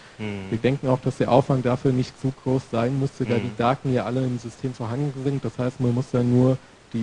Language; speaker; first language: German; native; German